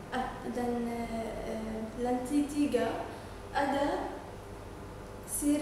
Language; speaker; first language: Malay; non-native, learner; Arabic